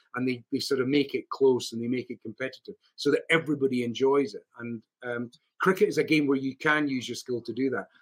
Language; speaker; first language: English; native; English